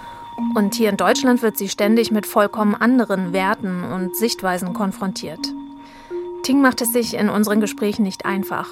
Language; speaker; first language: German; native; German